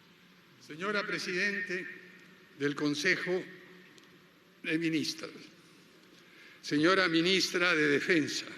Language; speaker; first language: Spanish; native; Spanish